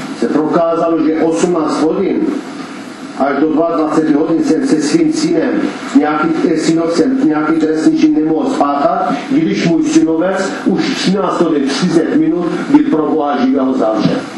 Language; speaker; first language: Czech; non-native, fluent; Kurdish